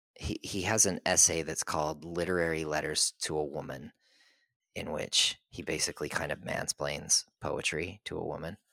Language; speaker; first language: English; native; English